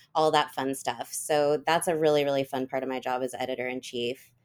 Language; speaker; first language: English; native; English